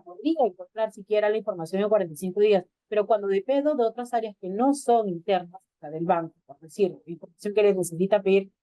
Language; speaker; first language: Spanish; native; Spanish